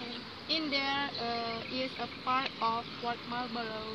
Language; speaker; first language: English; non-native, learner; Indonesian